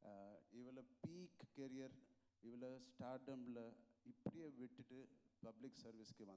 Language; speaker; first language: Tamil; non-native, learner; Telugu